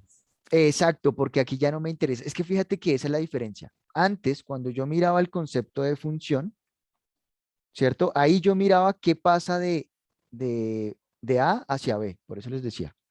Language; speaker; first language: Spanish; native; Spanish